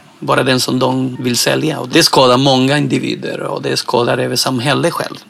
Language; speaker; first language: Swedish; non-native, fluent; Spanish